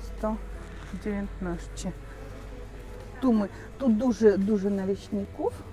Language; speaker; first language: Polish; non-native, learner; Russian